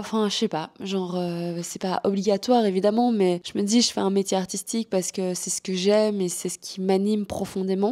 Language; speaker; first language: French; native; French